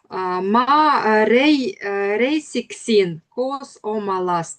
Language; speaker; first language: Estonian; non-native, learner; Russian